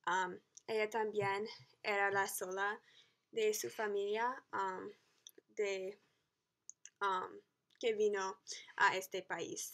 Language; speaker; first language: Spanish; non-native, learner; English